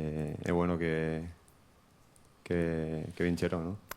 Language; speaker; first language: Italian; non-native, learner; Spanish